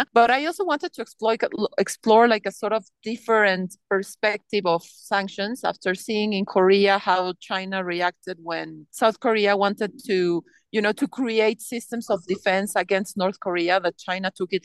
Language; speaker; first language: English; non-native, fluent; Spanish